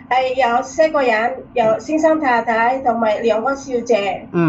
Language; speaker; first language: Cantonese; non-native, learner; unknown